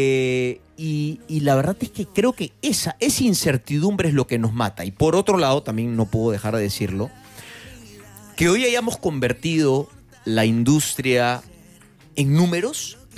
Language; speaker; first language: Spanish; native; Spanish